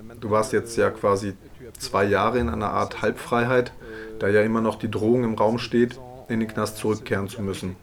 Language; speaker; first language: German; native; German